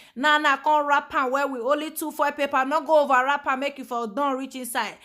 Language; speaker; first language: Nigerian Pidgin; native; Nigerian Pidgin